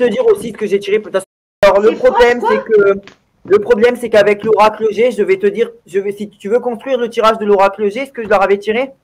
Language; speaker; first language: French; native; French